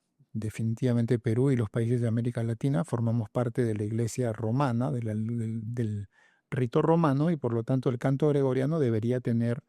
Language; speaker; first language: Spanish; native; Spanish